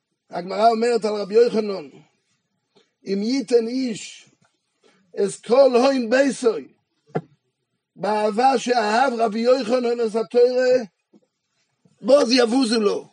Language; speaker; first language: Hebrew; non-native, fluent; French